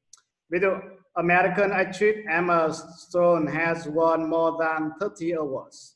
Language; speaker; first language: English; non-native, learner; Vietnamese